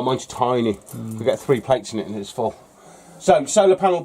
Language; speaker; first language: English; native; English